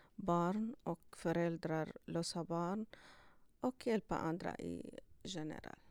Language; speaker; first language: Swedish; non-native, learner; Arabic